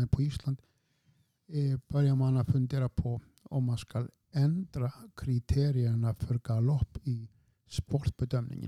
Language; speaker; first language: Swedish; non-native, fluent; Icelandic